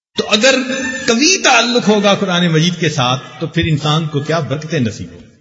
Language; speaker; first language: Urdu; non-native, local second language; Punjabi